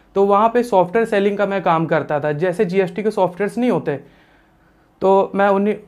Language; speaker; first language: Hindi; native; Hindi